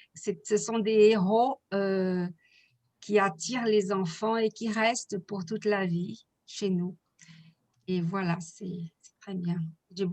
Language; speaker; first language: French; non-native, fluent; Portuguese